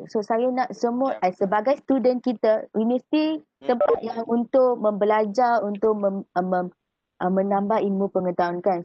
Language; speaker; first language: Malay; native; Malay